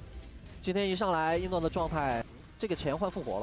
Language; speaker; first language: Chinese; native; Chinese